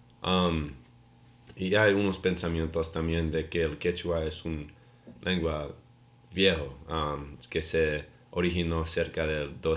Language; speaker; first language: Spanish; non-native, learner; English